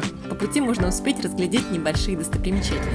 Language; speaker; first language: Russian; native; Russian